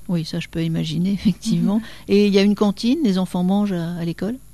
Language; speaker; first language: French; native; French